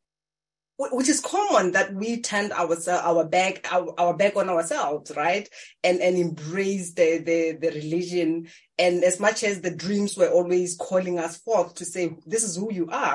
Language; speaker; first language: English; non-native, local second language; Tswana